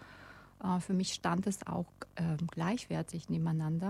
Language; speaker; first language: German; non-native, fluent; Russian